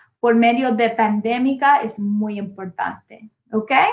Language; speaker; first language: Spanish; non-native, learner; English